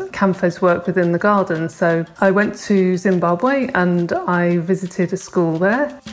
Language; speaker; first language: English; native; English